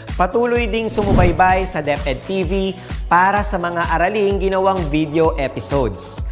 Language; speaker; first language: Filipino; native; Filipino